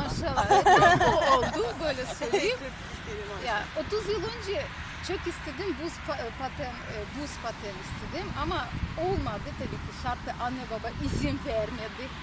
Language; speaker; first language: Turkish; non-native, learner; Russian